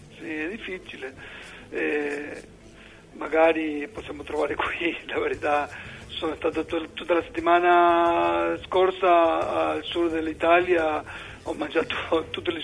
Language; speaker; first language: Italian; non-native, learner; Spanish